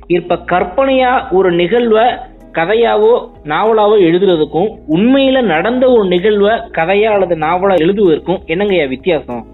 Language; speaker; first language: Tamil; native; Tamil